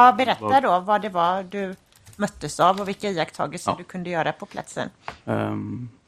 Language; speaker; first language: Swedish; native; Swedish